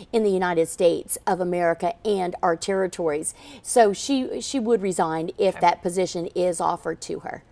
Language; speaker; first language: English; native; English